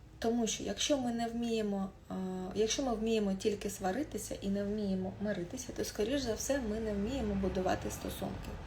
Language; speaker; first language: Ukrainian; non-native, local second language; Russian